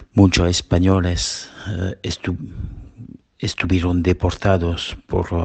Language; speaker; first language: Spanish; early bilingual, heritage; Spanish